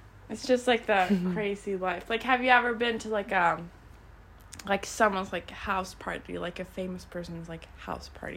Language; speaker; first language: English; non-native, fluent; Swedish